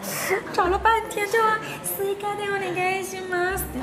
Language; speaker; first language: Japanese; non-native, fluent; Chinese